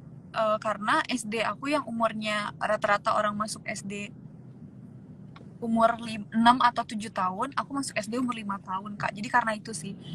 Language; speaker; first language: Indonesian; native; Indonesian